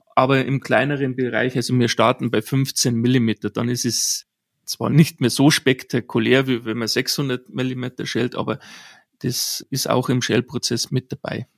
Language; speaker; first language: German; native; German